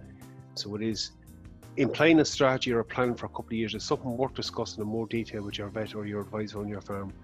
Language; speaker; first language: English; native; English